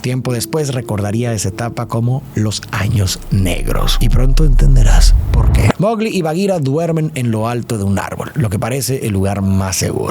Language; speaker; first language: Spanish; native; Spanish